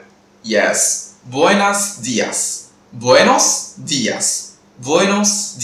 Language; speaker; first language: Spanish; non-native, fluent; Tamil